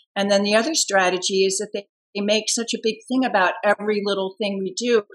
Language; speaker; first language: English; native; English